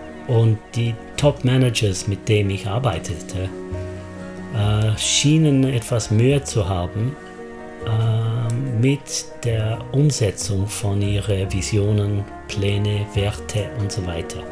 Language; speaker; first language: German; non-native, fluent; English